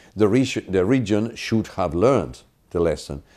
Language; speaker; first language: English; non-native, fluent; Spanish